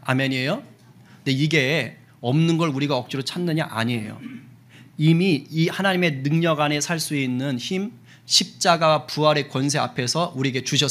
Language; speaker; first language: Korean; native; Korean